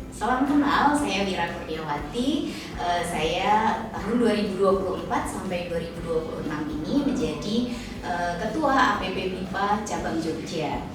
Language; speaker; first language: Indonesian; native; Indonesian